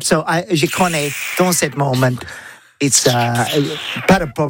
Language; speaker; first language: French; non-native, learner; English